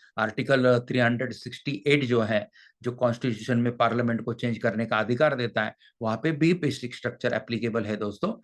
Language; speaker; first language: Hindi; non-native, local second language; Marathi